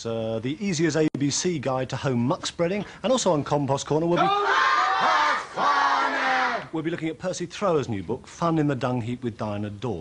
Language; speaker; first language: English; native; English